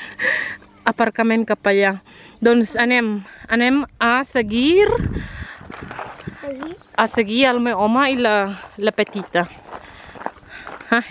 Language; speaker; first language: Catalan; non-native, learner; Filipino